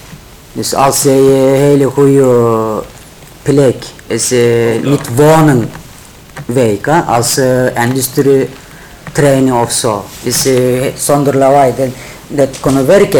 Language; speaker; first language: Dutch; non-native, learner; Turkish